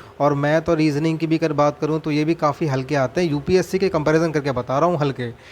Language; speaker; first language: Hindi; native; Hindi